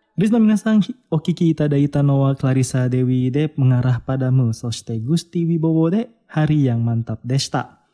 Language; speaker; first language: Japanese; non-native, fluent; Indonesian